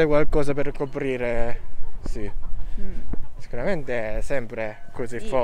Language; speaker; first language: Italian; non-native, learner; Japanese